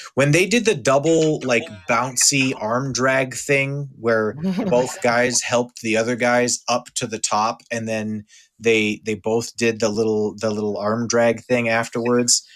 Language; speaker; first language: English; native; English